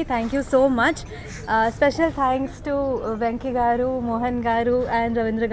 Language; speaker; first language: Telugu; non-native, learner; Hindi